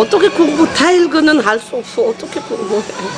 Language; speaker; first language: Korean; non-native, learner; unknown